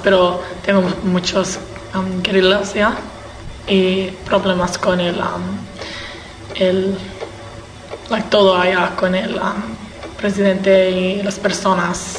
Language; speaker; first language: Spanish; early bilingual, heritage; English